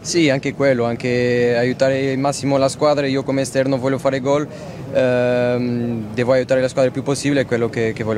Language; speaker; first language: Italian; non-native, fluent; Portuguese